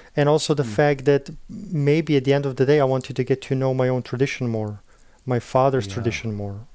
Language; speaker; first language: English; non-native, fluent; Slovenian